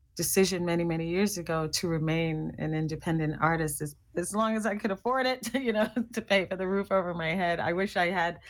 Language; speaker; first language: English; native; English